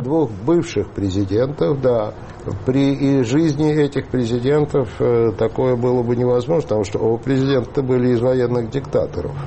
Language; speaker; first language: Russian; native; Russian